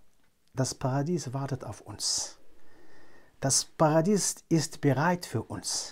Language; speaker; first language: German; non-native, fluent; Arabic